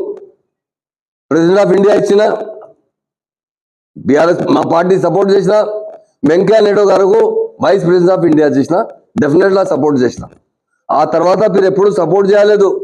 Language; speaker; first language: Telugu; non-native, local second language; Urdu